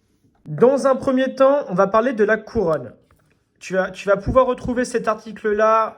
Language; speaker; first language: French; native; French